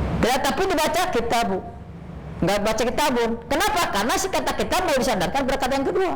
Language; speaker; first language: Indonesian; native; Indonesian